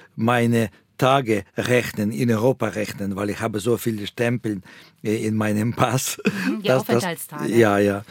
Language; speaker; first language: German; non-native, fluent; Russian